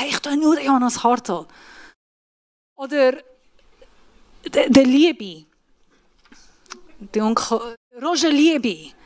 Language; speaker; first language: German; non-native, fluent; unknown